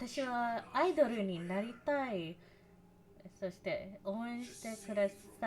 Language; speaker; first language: Japanese; non-native, learner; English